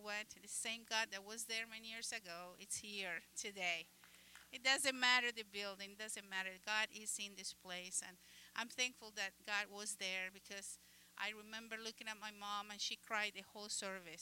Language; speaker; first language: English; non-native, fluent; Spanish